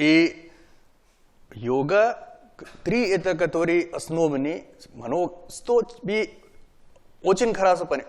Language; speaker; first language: Russian; non-native, learner; Hindi